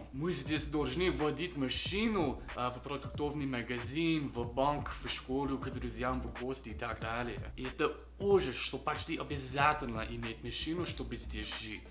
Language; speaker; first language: Russian; non-native, fluent; English